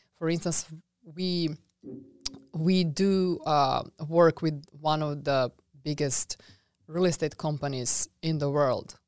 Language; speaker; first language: English; non-native, fluent; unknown